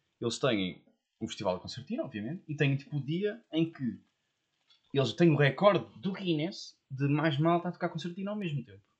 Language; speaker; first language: Portuguese; native; Portuguese